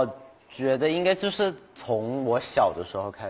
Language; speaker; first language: Chinese; non-native, fluent; Thai